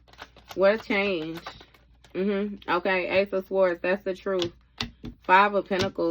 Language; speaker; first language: English; native; English